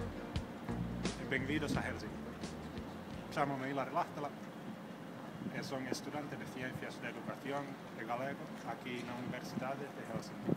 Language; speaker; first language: Galician; non-native, fluent; Finnish